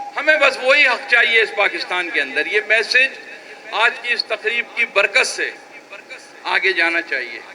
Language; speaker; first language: Urdu; native; Urdu